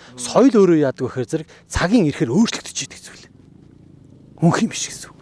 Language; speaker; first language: Mongolian; native; Mongolian